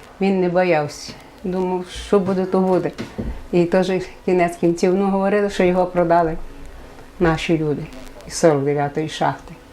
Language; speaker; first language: Ukrainian; native; Ukrainian